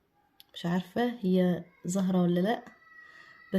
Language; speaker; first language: Arabic; native; Arabic